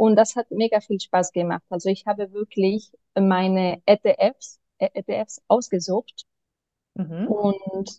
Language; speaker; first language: German; non-native, fluent; Spanish